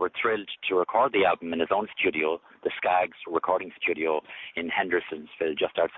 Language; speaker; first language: English; native; English